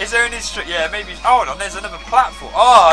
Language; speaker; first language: English; native; English